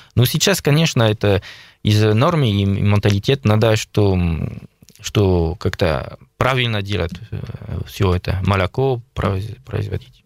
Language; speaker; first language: Russian; non-native, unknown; French